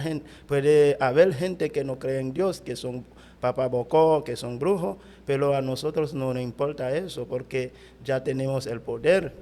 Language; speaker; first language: Spanish; non-native, fluent; Haitian Creole